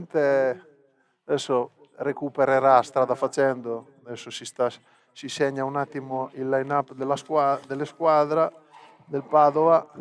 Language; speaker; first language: Italian; native; Italian